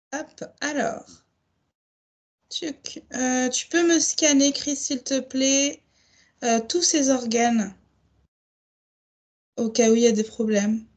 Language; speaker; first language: French; native; French